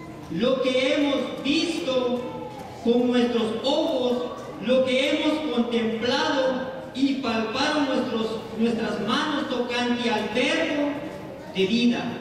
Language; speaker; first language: Spanish; native; Spanish